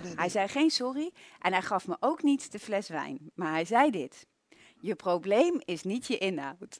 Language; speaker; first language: Dutch; native; Dutch